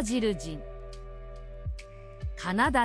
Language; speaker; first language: Japanese; non-native, learner; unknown